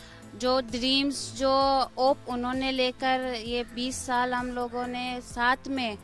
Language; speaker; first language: Hindi; non-native, fluent; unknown